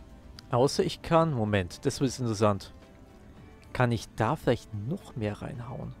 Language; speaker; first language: German; native; German